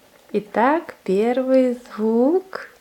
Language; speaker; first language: Russian; native; Russian